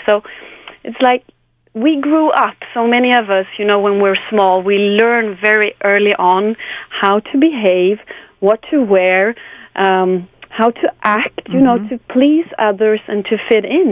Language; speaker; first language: English; non-native, fluent; Swedish